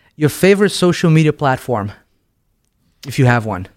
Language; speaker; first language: English; non-native, fluent; Portuguese